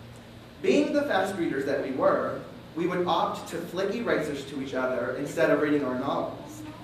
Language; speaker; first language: English; native; English